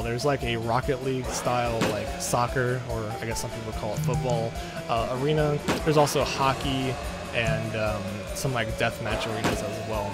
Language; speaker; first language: English; native; English